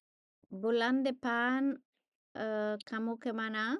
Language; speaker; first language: Indonesian; non-native, learner; English